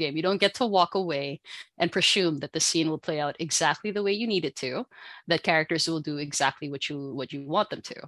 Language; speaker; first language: English; non-native, local second language; Filipino